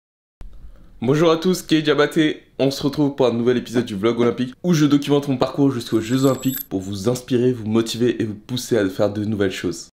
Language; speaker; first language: French; native; French